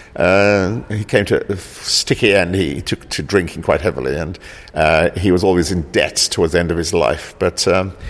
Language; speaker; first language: English; native; English